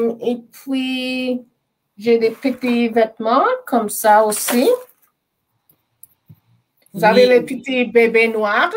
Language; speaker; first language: French; non-native, learner; English